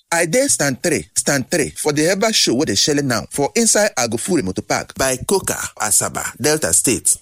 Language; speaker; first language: Nigerian Pidgin; native; Nigerian Pidgin